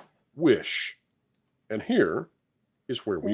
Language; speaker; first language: English; native; English